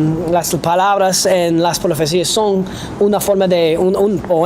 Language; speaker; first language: Spanish; non-native, fluent; English